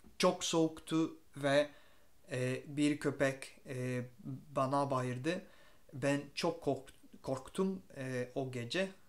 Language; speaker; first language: Turkish; non-native, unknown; Spanish